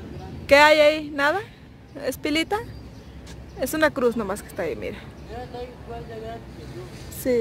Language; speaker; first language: Spanish; native; Spanish